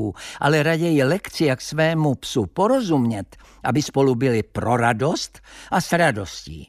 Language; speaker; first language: Czech; native; Czech